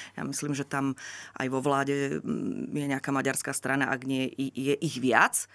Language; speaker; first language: Slovak; native; Slovak